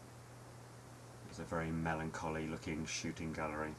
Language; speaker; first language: English; native; English